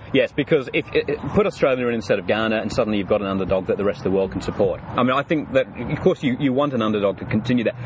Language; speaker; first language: English; native; English